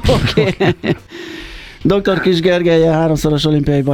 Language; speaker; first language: Hungarian; native; Hungarian